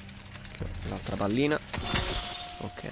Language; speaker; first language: Italian; native; Italian